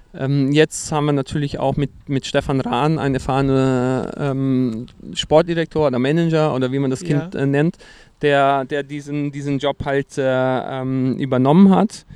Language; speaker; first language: German; non-native, fluent; Portuguese